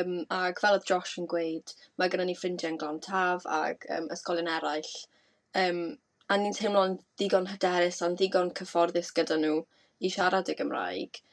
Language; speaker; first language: Welsh; native; Welsh